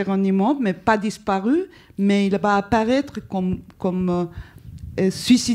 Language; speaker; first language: French; non-native, fluent; Spanish